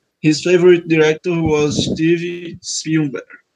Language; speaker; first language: English; non-native, learner; Portuguese